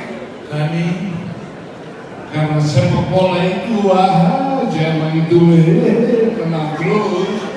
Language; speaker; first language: Indonesian; non-native, fluent; Tetum